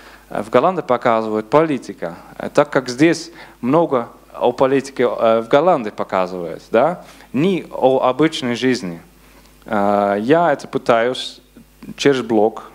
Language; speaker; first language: Russian; non-native, learner; Dutch